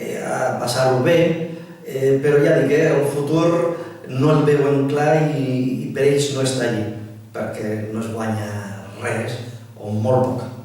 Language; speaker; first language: Catalan; non-native, local second language; Spanish